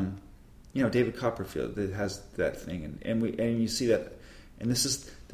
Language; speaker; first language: English; native; English